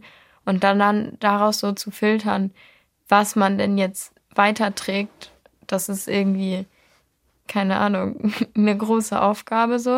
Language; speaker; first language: German; native; German